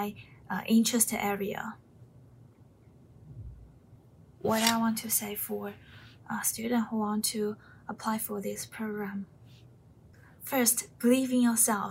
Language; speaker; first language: English; non-native, fluent; Chinese